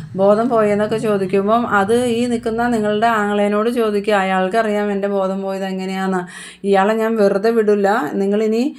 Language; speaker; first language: Malayalam; native; Malayalam